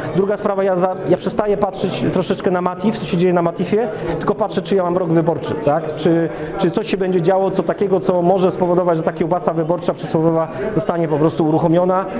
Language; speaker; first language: Polish; native; Polish